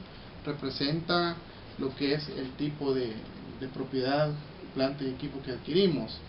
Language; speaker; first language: Spanish; native; Spanish